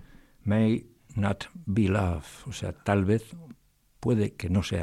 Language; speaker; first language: Spanish; native; Spanish